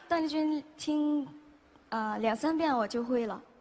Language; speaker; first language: Chinese; non-native, learner; Thai